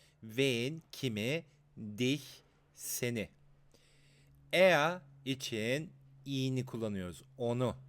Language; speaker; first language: Turkish; native; Turkish